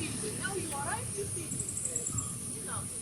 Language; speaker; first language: English; non-native, learner; Russian